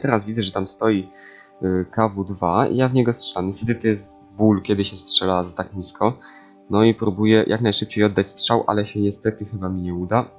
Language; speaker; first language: Polish; native; Polish